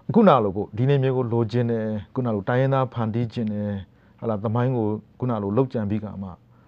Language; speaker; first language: Burmese; native; Burmese